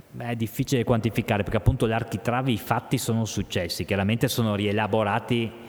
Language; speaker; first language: Italian; native; Italian